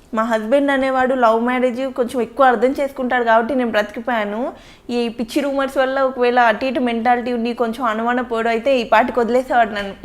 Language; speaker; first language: Telugu; native; Telugu